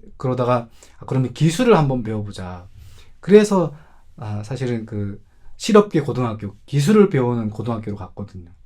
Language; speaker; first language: Korean; native; Korean